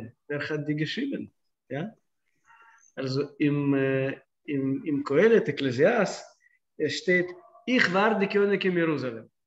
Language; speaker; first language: German; non-native, fluent; Russian